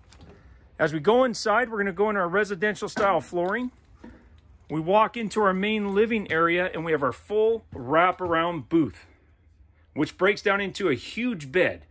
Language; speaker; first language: English; native; English